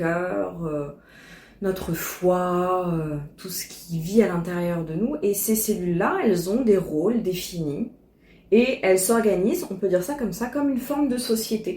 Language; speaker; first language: French; native; French